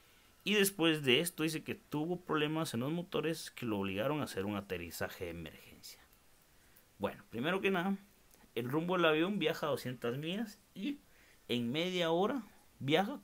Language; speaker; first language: Spanish; native; Spanish